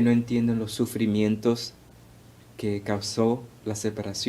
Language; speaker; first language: Spanish; early bilingual, heritage; Spanish